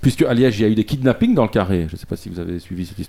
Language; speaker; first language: French; native; French